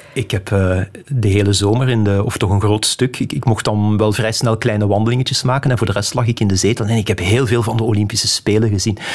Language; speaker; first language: Dutch; native; Dutch